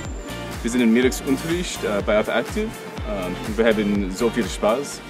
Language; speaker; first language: German; non-native, learner; English